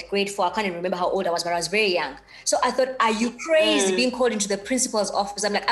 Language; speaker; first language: English; non-native, local second language; Xhosa